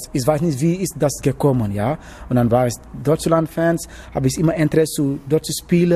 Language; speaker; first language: German; non-native, learner; Wolof